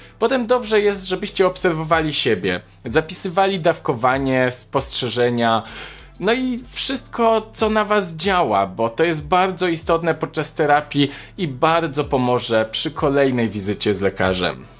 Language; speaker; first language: Polish; native; Polish